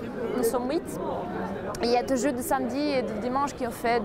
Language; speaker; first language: French; non-native, fluent; Portuguese